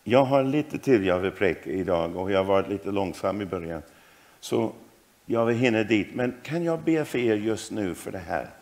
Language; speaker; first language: Swedish; non-native, fluent; English